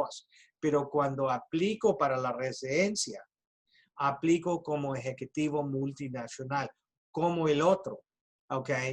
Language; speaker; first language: Spanish; early bilingual, heritage; Spanish